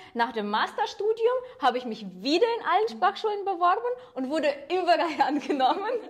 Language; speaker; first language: German; non-native, fluent; Ukrainian